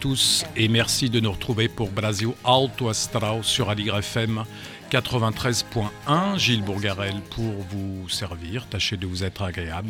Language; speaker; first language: French; native; French